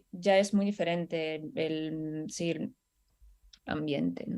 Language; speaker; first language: Spanish; non-native, fluent; Russian